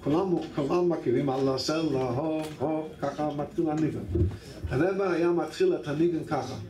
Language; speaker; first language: Hebrew; non-native, fluent; English